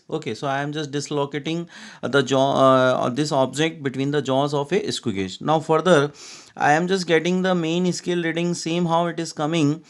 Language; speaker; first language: English; non-native, local second language; Hindi